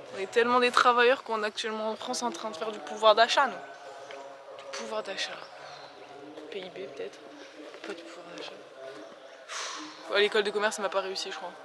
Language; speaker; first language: French; native; French